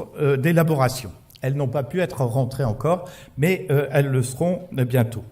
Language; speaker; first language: French; native; French